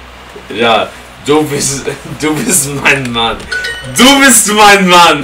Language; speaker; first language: German; non-native, learner; English